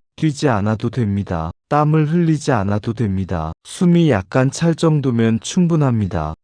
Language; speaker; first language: Korean; native; Korean